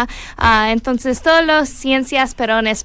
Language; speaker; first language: Spanish; non-native, learner; English